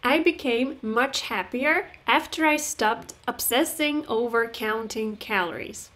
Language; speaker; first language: English; non-native, fluent; Russian